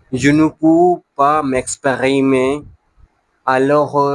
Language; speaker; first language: French; non-native, learner; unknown